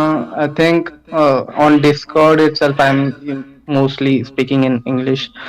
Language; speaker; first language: English; non-native, local second language; Hindi